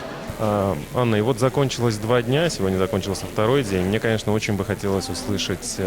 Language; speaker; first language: Russian; native; Russian